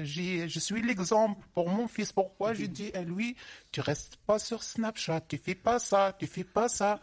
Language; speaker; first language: French; non-native, learner; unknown